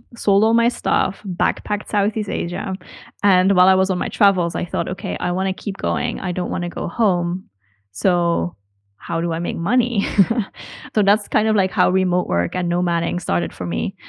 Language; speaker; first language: English; non-native, fluent; Dutch